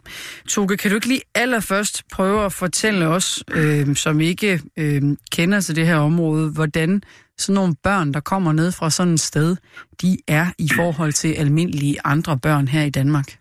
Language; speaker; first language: Danish; native; Danish